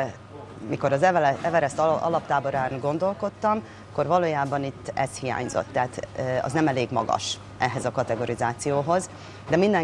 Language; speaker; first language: Hungarian; native; Hungarian